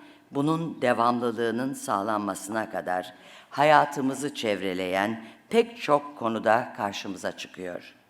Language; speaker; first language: Turkish; native; Turkish